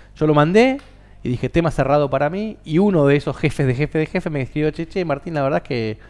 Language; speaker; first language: Spanish; native; Spanish